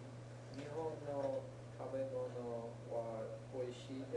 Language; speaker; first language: Japanese; non-native, learner; English